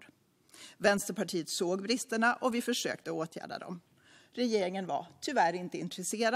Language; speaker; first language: Swedish; native; Swedish